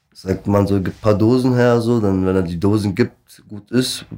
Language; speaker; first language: German; early bilingual, other home language; Turkish